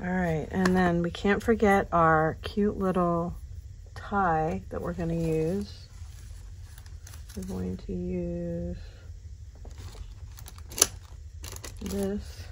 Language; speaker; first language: English; native; English